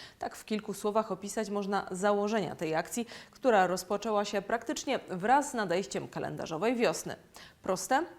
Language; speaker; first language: Polish; native; Polish